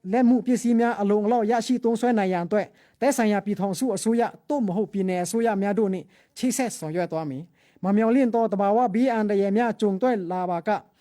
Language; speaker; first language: Burmese; non-native, local second language; Pa'o Karen